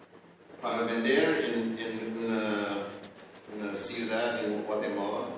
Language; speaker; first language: Spanish; non-native, learner; English